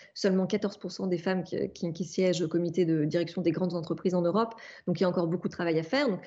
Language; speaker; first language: French; native; French